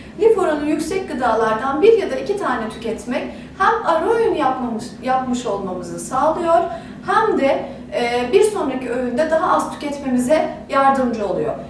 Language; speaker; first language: Turkish; native; Turkish